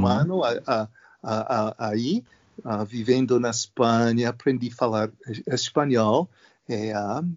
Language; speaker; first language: Portuguese; non-native, learner; English